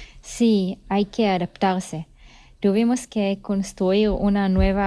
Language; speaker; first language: Spanish; non-native, learner; Hebrew